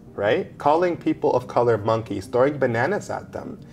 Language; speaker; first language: English; native; English